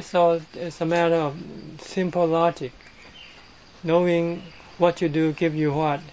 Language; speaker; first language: English; non-native, fluent; Thai